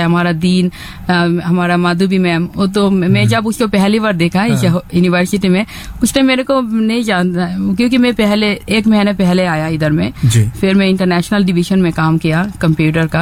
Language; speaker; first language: Hindi; non-native, fluent; Bangla